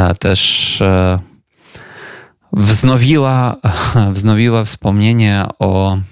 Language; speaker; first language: Polish; non-native, fluent; Ukrainian